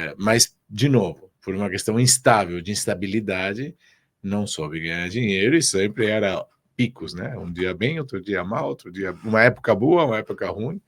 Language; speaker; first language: Portuguese; early bilingual, other home language; Spanish